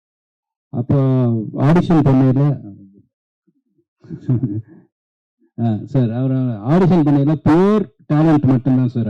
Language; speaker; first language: Tamil; native; Tamil